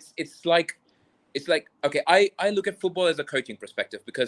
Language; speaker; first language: English; non-native, local second language; Urdu